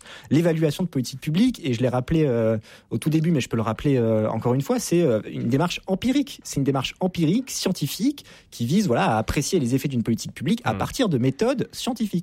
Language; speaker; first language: French; native; French